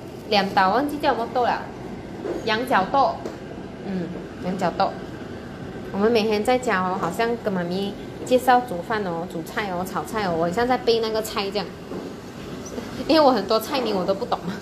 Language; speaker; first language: Chinese; native; Chinese